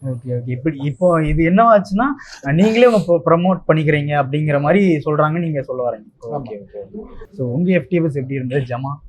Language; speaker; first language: Tamil; native; Tamil